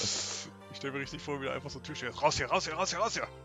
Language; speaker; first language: German; native; German